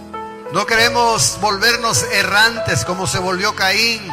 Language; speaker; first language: Spanish; native; Spanish